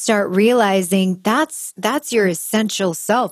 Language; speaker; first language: English; native; English